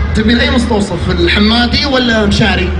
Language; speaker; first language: Arabic; native; Arabic